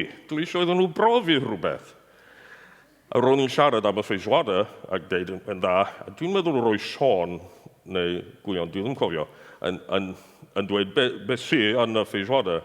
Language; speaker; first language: Welsh; non-native, fluent; English